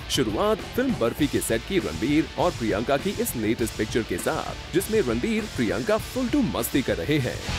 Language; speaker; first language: Hindi; native; Hindi